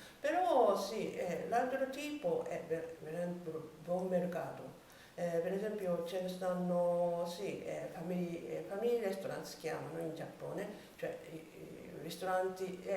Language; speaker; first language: Italian; non-native, learner; Japanese